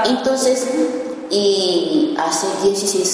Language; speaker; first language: Spanish; non-native, learner; Japanese